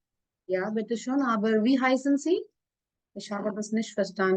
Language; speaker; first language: German; non-native, fluent; Hindi